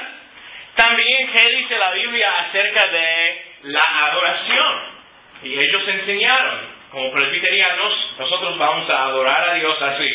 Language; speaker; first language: Spanish; non-native, fluent; English